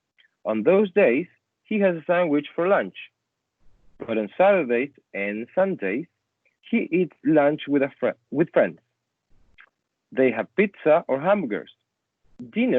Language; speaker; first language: English; non-native, fluent; Spanish